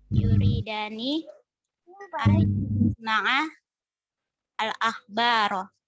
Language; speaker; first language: Arabic; non-native, learner; Indonesian